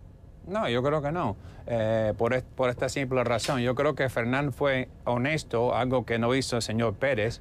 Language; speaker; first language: Spanish; native; Spanish